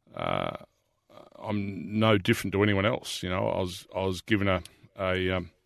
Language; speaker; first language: English; native; English